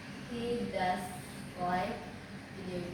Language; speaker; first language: English; non-native, learner; Indonesian